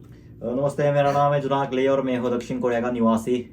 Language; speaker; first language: Hindi; non-native, fluent; Korean